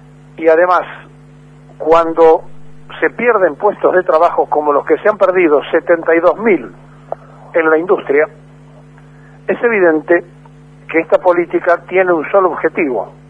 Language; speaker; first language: Spanish; native; Spanish